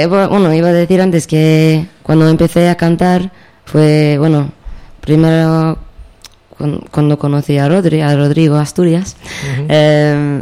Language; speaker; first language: Spanish; non-native, fluent; English